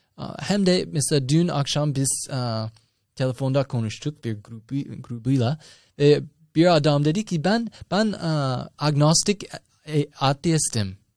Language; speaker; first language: Turkish; non-native, fluent; English